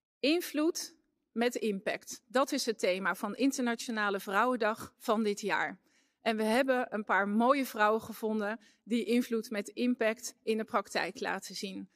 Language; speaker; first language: Dutch; native; Dutch